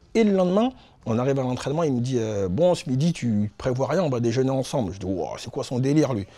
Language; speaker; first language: French; native; French